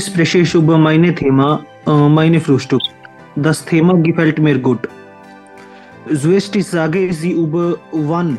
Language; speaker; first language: German; non-native, learner; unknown